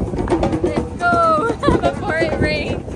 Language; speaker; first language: English; non-native, learner; Turkmen